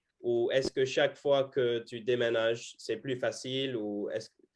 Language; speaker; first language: French; non-native, fluent; English